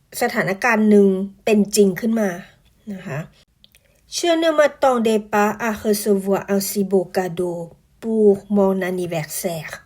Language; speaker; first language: Thai; native; Thai